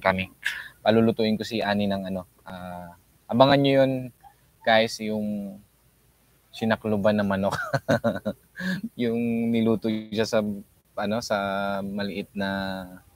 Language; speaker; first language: Filipino; native; Filipino